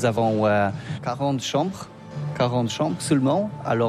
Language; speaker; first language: French; non-native, learner; Polish